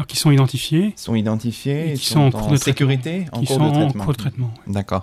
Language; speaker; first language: French; native; French